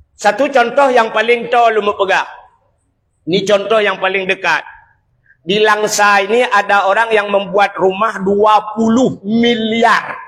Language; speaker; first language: Malay; non-native, local second language; Achinese